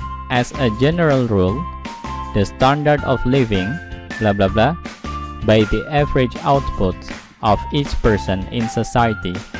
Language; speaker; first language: English; non-native, fluent; Indonesian